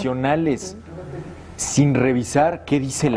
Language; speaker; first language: Spanish; native; Spanish